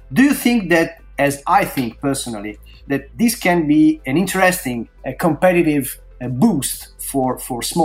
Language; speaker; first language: English; non-native, fluent; Italian